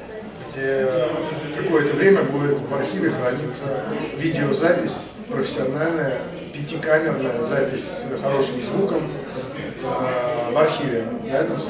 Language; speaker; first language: Russian; native; Russian